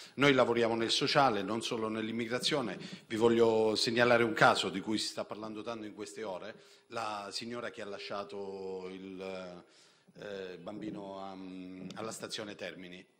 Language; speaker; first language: Italian; native; Italian